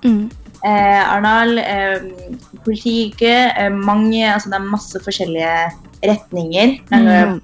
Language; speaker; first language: Norwegian; early bilingual, other home language; Tamil